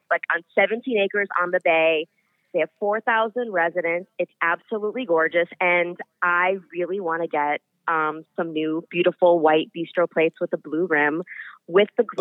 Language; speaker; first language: English; native; English